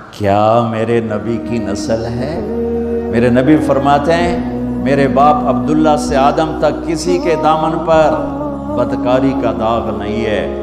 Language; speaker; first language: Urdu; non-native, local second language; Punjabi